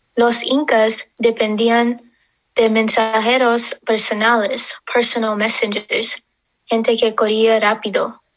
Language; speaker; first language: Spanish; non-native, learner; English